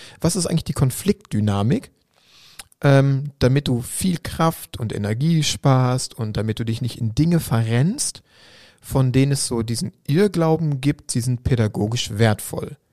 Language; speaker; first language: German; native; German